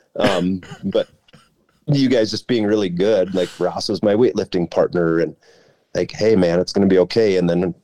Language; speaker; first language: English; native; English